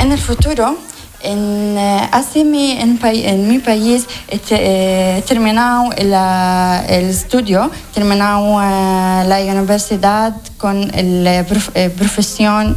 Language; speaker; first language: Spanish; non-native, learner; Arabic